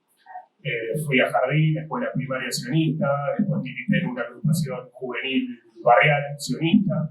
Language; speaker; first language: Spanish; native; Spanish